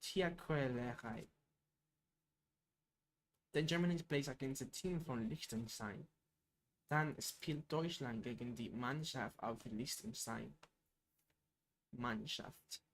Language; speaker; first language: German; non-native, learner; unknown